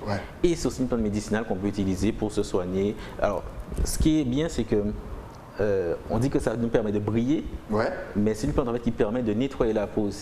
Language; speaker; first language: French; native; French